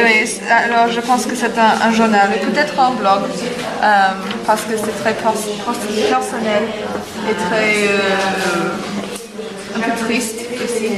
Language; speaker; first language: French; non-native, learner; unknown